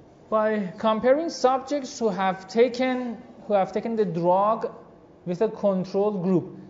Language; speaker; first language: English; non-native, fluent; Persian